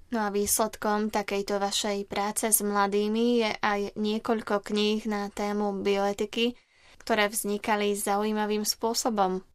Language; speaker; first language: Slovak; native; Slovak